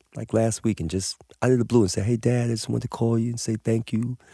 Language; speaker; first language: English; native; English